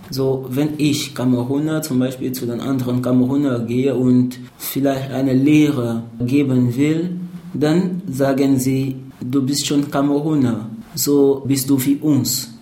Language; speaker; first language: German; non-native, fluent; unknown